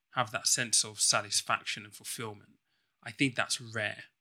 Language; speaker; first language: English; native; English